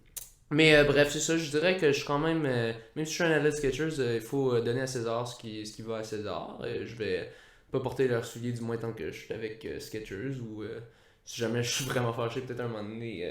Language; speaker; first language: French; native; French